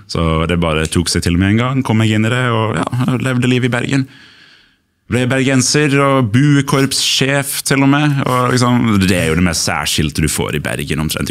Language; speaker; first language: Norwegian; early bilingual, other home language; English